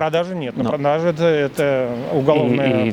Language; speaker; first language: Russian; native; Russian